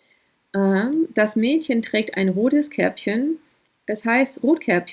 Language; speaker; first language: German; non-native, fluent; English